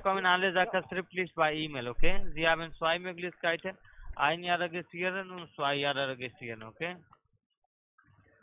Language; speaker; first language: German; non-native, learner; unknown